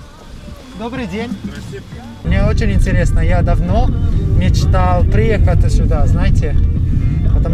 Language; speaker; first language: Russian; non-native, learner; Italian